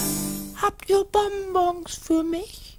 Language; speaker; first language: German; native; German